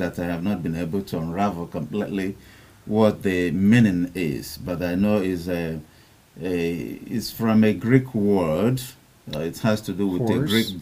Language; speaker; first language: English; non-native, local second language; Igbo